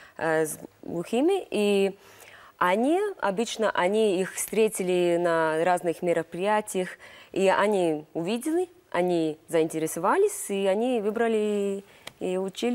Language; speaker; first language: Russian; non-native, local second language; Latvian